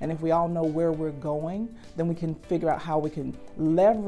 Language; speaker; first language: English; native; English